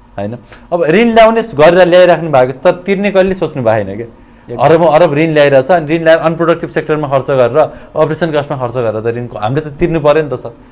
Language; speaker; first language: Nepali; native; Nepali